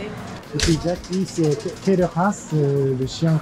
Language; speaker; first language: French; non-native, fluent; Japanese